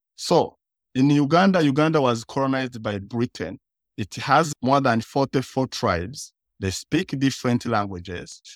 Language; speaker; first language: English; early bilingual, other home language; Kinyarwanda